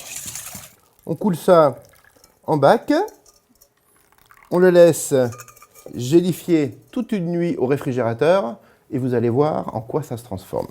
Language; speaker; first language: French; native; French